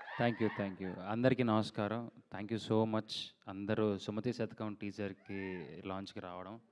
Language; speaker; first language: Telugu; native; Telugu